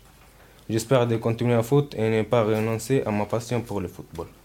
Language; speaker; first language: French; non-native, learner; Italian